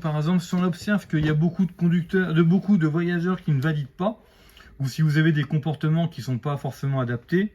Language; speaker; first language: French; native; French